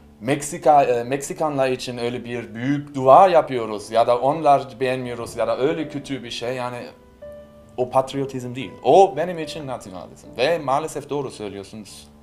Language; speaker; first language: Turkish; non-native, learner; German